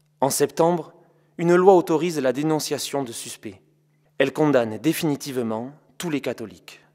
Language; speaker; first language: French; native; French